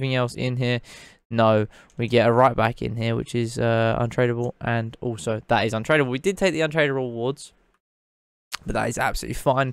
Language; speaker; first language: English; native; English